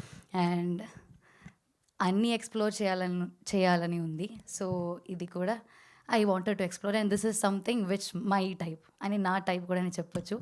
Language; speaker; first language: Telugu; non-native, learner; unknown